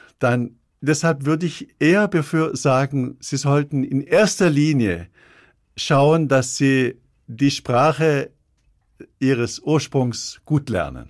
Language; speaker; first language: German; early bilingual, other home language; Turkish